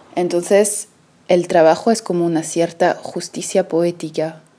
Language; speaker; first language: Spanish; early bilingual, other home language; French